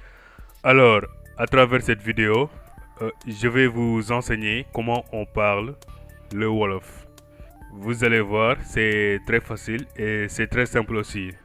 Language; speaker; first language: French; non-native, local second language; Wolof